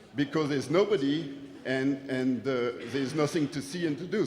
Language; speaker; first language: English; non-native, fluent; French